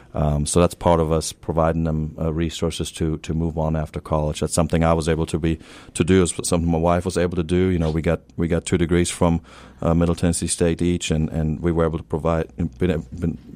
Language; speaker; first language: English; non-native, fluent; German